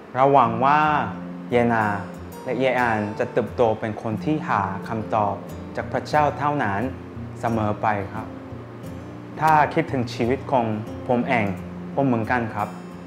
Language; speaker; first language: Thai; non-native, fluent; Korean